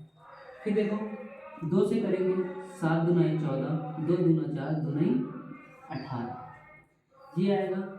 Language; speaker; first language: Hindi; native; Hindi